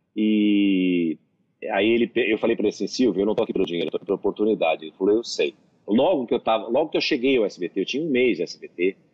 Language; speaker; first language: Portuguese; native; Portuguese